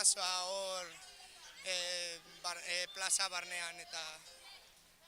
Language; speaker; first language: Basque; non-native, local second language; Spanish